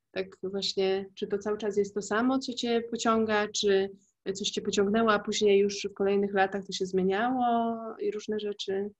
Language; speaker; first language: Polish; native; Polish